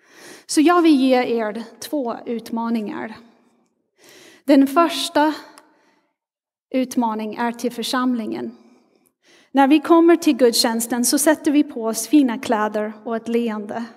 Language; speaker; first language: Swedish; non-native, fluent; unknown